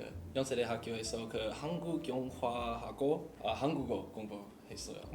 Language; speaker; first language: Korean; non-native, learner; English